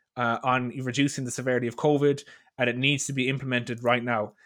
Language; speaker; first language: English; native; English